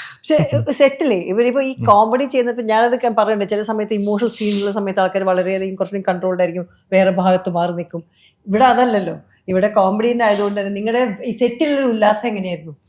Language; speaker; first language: Malayalam; native; Malayalam